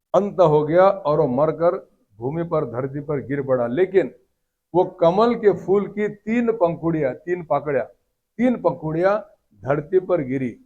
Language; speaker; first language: Hindi; non-native, local second language; Marathi